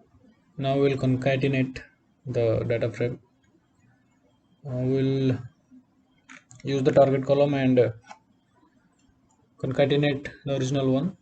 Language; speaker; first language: English; non-native, local second language; Odia